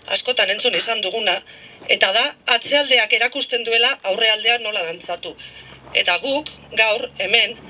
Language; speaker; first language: Basque; native; Basque